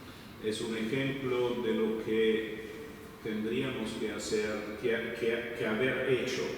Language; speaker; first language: Spanish; non-native, fluent; Italian